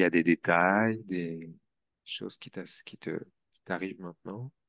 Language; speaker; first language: French; native; French